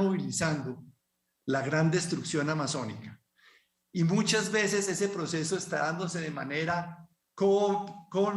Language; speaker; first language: Spanish; native; Spanish